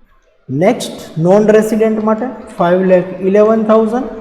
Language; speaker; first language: English; non-native, local second language; Gujarati